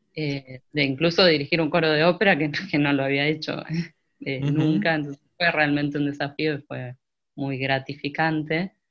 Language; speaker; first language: Spanish; native; Spanish